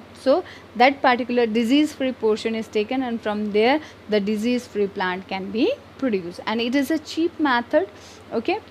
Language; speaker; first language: English; non-native, local second language; Hindi